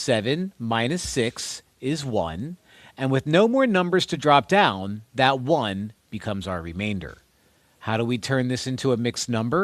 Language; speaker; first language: English; native; English